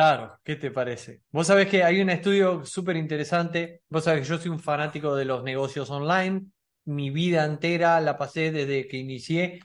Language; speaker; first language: Spanish; native; Spanish